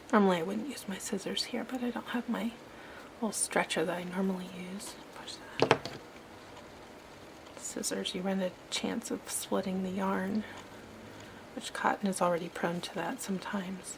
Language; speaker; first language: English; native; English